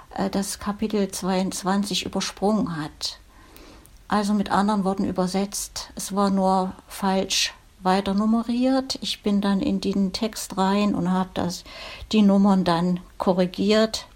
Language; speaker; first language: German; native; German